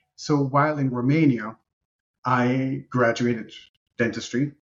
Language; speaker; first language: English; non-native, fluent; Romanian